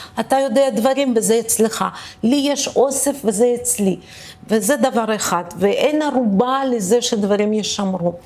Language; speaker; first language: Hebrew; early bilingual, other home language; Russian